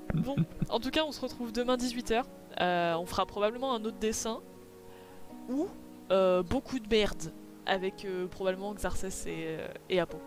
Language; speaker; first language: French; native; French